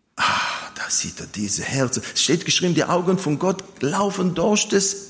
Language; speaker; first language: German; non-native, fluent; Hebrew